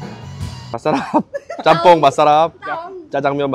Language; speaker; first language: Filipino; non-native, learner; Korean